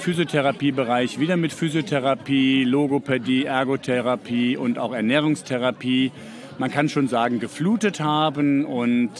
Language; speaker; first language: German; native; German